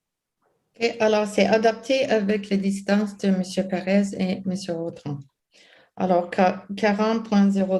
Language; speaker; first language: French; non-native, local second language; English